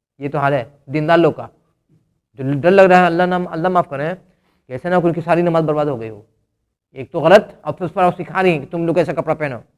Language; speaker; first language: Urdu; native; Urdu